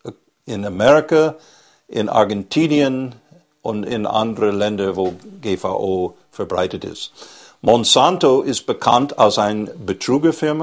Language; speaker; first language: German; non-native, fluent; English